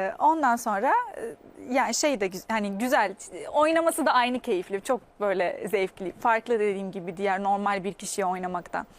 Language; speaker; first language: Turkish; non-native, fluent; Arabic